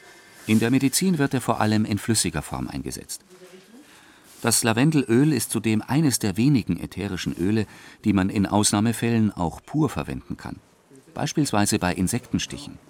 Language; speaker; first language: German; native; German